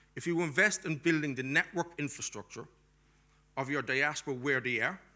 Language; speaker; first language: English; native; English